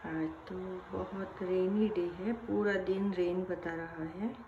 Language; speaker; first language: Hindi; non-native, local second language; Gujarati